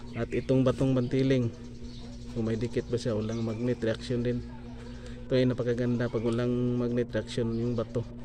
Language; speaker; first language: Filipino; non-native, local second language; Cebuano